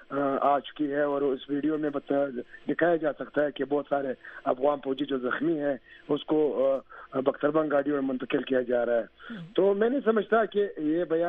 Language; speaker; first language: Urdu; native; Urdu